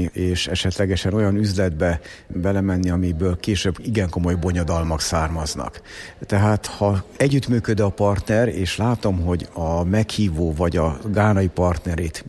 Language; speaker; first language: Hungarian; native; Hungarian